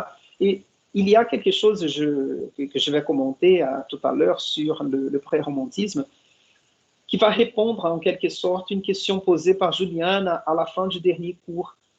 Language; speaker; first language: French; non-native, fluent; Portuguese